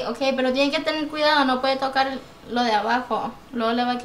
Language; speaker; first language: Spanish; early bilingual, heritage; Spanish